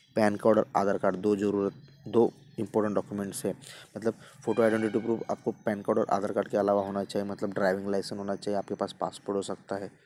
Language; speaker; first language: Hindi; non-native, local second language; Marathi